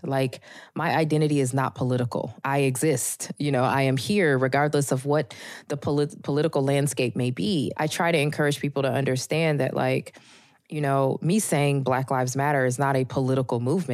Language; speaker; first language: English; native; English